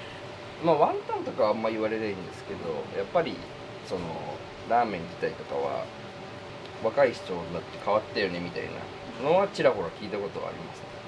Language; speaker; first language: Japanese; native; Japanese